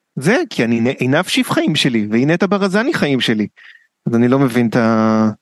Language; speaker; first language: Hebrew; native; Hebrew